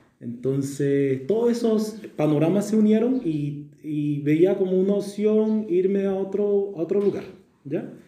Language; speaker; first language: Spanish; native; Spanish